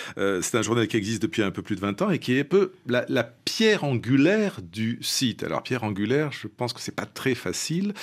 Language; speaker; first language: French; native; French